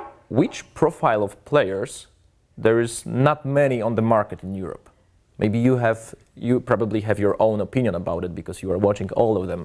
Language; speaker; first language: English; non-native, fluent; Polish